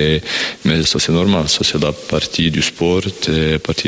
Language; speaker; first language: French; non-native, learner; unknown